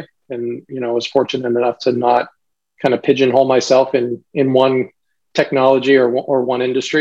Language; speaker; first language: English; native; English